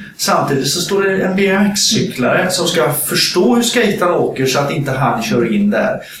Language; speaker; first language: Swedish; native; Swedish